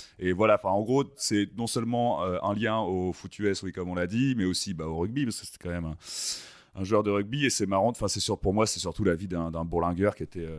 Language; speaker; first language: French; native; French